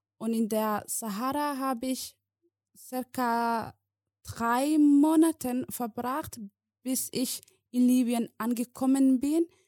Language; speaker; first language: German; non-native, learner; Somali